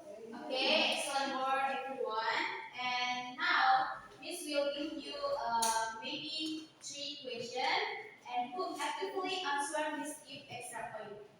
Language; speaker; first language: English; non-native, learner; Indonesian